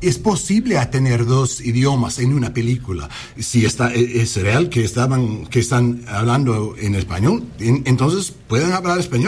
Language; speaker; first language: Spanish; early bilingual, heritage; English